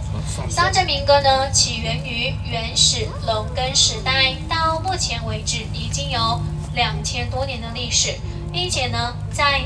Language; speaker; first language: Chinese; native; Chinese